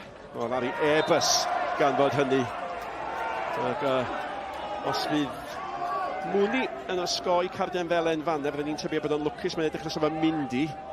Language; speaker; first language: Welsh; native; Welsh